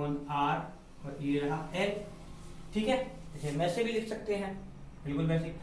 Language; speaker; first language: Hindi; native; Hindi